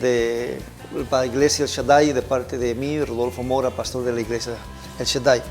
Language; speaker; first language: Spanish; native; Spanish